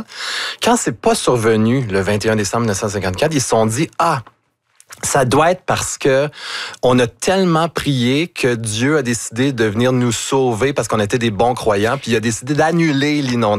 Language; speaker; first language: French; native; French